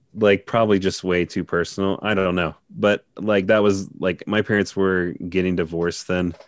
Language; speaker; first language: English; native; English